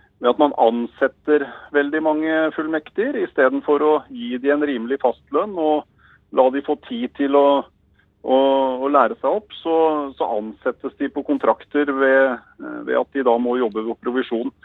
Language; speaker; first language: Norwegian; native; Norwegian